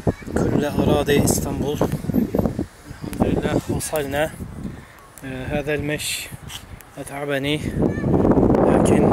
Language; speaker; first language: Arabic; non-native, fluent; Turkish